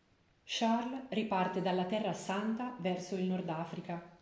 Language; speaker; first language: Italian; native; Italian